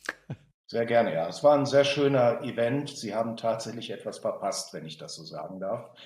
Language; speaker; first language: German; native; German